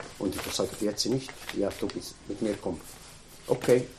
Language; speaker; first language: German; non-native, learner; Arabic